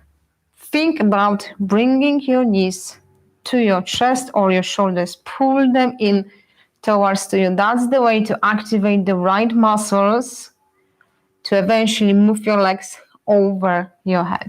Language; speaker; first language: English; non-native, fluent; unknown